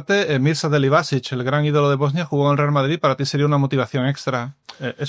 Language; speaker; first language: Spanish; native; Spanish